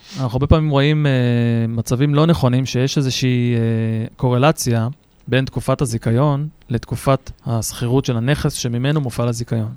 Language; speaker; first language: Hebrew; native; Hebrew